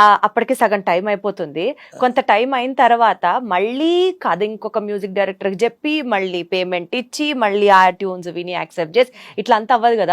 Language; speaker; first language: Telugu; native; Telugu